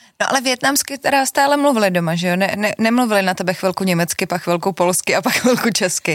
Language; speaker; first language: Czech; native; Czech